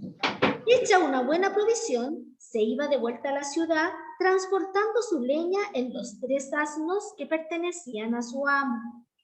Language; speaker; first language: Spanish; native; Spanish